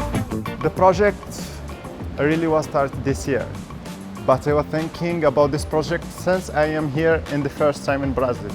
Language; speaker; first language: English; non-native, learner; Arabic